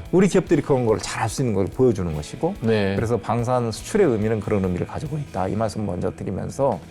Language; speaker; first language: Korean; native; Korean